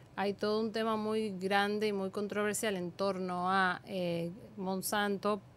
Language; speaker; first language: Spanish; native; Spanish